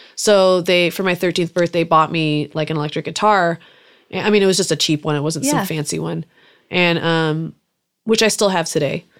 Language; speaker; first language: English; early bilingual, other home language; German